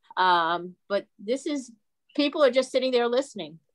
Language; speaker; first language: English; native; English